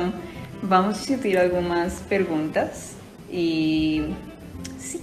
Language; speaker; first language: Portuguese; non-native, fluent; Spanish